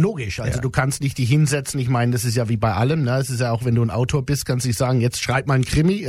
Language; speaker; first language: German; native; German